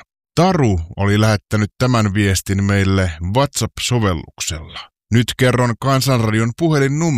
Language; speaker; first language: Finnish; native; Finnish